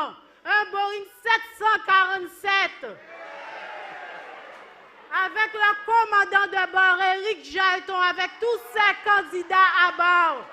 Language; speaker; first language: French; native; French